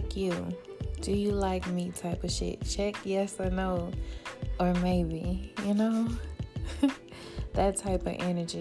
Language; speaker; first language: English; native; English